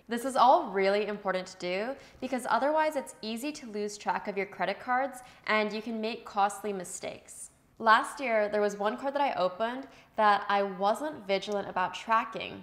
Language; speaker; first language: English; native; English